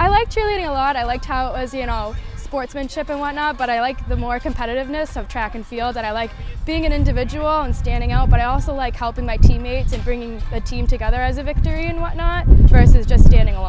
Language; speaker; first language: English; native; English